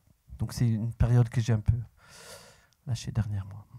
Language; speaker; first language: French; non-native, local second language; Dutch